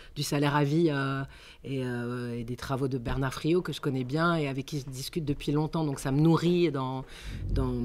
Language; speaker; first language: French; native; French